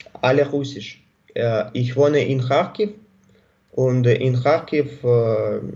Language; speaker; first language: German; non-native, learner; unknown